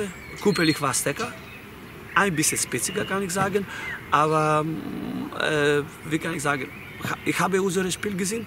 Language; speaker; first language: German; non-native, fluent; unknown